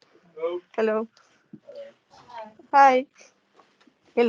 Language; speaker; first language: English; non-native, fluent; Spanish